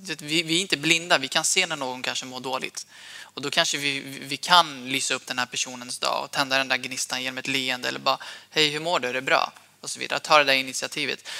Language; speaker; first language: Swedish; early bilingual, other home language; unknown